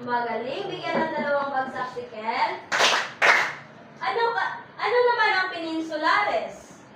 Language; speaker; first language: Filipino; native; Filipino